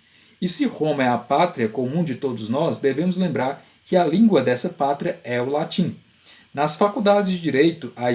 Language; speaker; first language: Portuguese; native; Portuguese